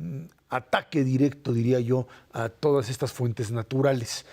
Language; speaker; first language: Spanish; native; Spanish